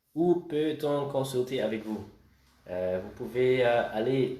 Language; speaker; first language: French; non-native, learner; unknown